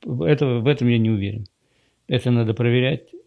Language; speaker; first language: Russian; native; Russian